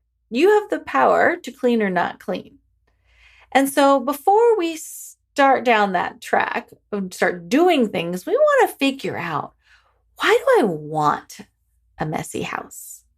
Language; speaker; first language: English; native; English